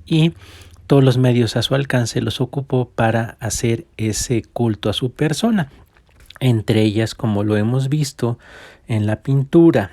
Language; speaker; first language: Spanish; native; Spanish